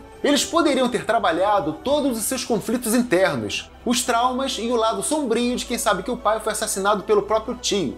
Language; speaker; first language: Portuguese; native; Portuguese